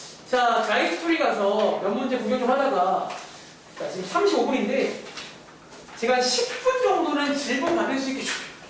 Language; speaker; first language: Korean; native; Korean